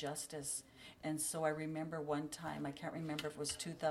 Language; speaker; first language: English; native; English